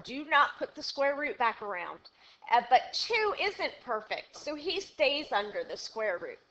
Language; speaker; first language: English; native; English